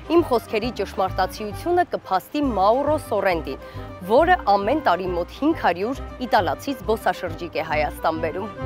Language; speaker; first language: Armenian; native; Armenian